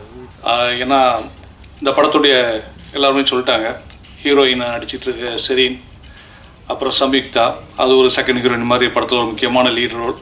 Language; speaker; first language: Tamil; native; Tamil